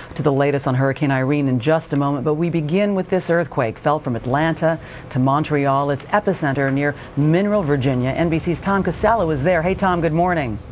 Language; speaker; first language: English; native; English